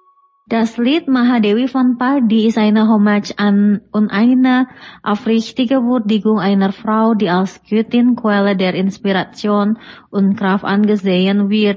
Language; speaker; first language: German; non-native, fluent; Indonesian